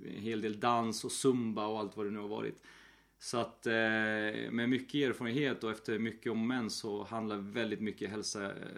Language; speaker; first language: Swedish; early bilingual, other home language; Spanish